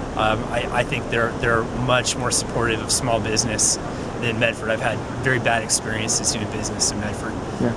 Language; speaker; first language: English; native; English